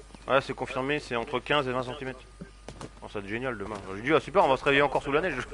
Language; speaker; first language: French; native; French